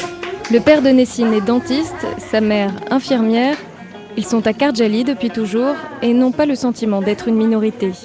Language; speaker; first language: French; native; French